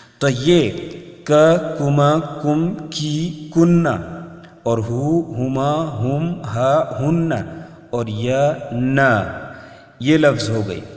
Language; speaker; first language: Urdu; native; Urdu